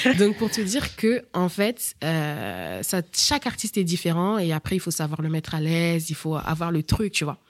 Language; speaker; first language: French; early bilingual, other home language; Bambara